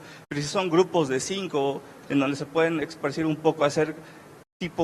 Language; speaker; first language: Spanish; native; Spanish